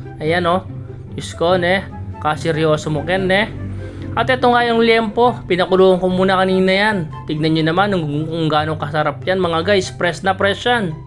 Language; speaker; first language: Filipino; non-native, local second language; Pampanga